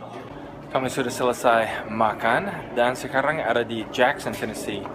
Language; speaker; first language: Indonesian; non-native, fluent; English